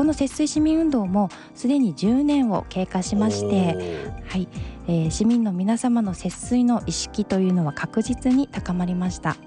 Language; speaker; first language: Japanese; native; Japanese